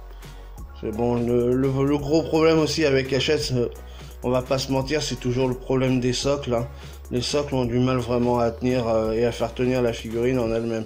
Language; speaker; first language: French; native; French